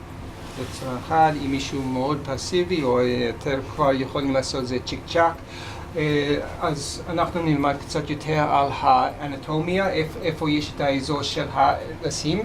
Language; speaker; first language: Hebrew; non-native, fluent; English